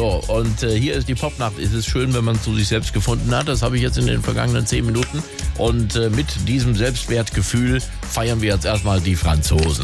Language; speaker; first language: German; native; German